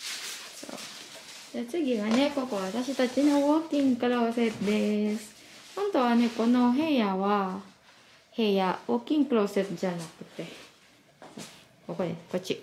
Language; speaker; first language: Japanese; non-native, learner; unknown